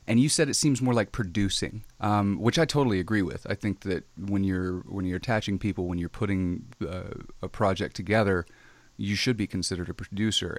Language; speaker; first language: English; native; English